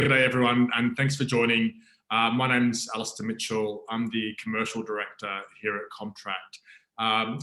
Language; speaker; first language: English; native; English